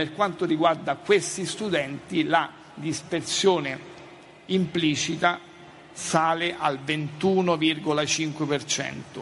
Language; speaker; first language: Italian; native; Italian